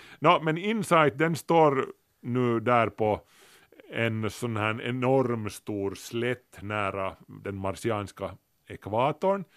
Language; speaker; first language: Swedish; native; Swedish